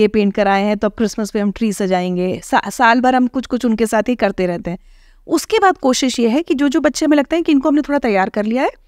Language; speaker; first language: Hindi; native; Hindi